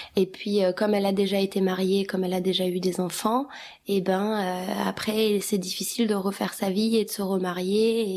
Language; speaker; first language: French; early bilingual, other home language; Albanian